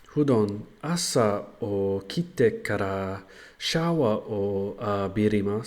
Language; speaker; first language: Japanese; non-native, learner; English